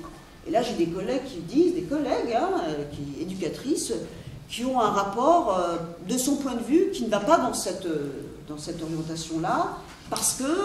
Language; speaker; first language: French; native; French